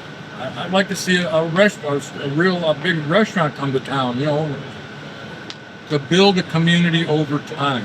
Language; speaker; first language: English; native; English